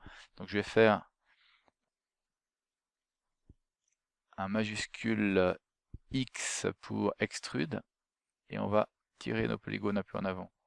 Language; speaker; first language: French; native; French